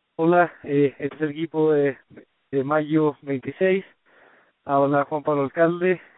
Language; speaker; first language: Spanish; native; Spanish